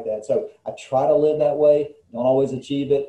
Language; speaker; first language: English; native; English